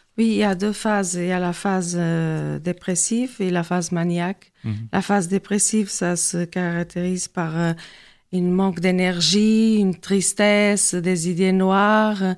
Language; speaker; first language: French; non-native, fluent; Portuguese